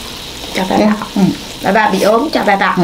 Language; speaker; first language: Vietnamese; native; Vietnamese